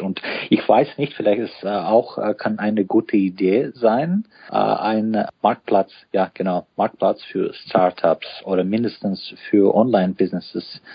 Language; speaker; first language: German; non-native, fluent; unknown